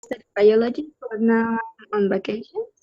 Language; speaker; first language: English; non-native, learner; Spanish